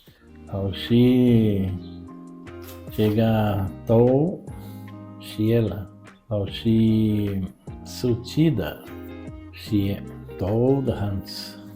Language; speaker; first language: Chinese; non-native, learner; Portuguese